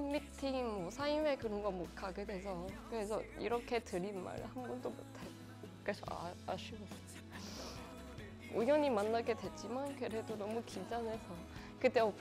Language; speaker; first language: Korean; non-native, fluent; Cantonese